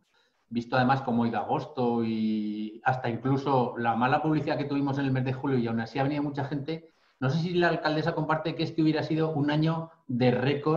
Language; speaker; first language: Spanish; native; Spanish